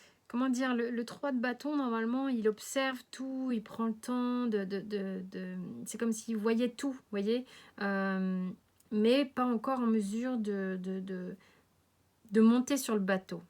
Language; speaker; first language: French; native; French